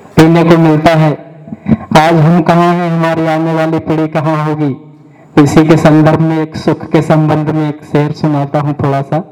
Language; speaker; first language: Hindi; native; Hindi